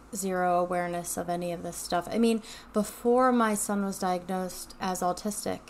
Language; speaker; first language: English; native; English